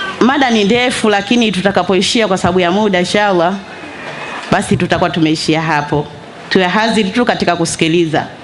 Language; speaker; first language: Swahili; native; Swahili